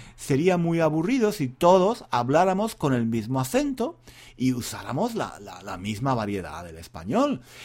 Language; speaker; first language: Spanish; native; Spanish